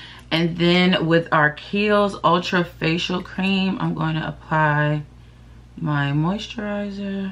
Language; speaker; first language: English; native; English